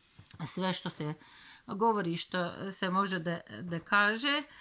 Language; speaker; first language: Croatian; non-native, fluent; Turkish